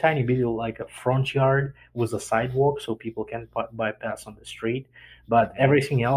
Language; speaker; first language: English; non-native, fluent; Ukrainian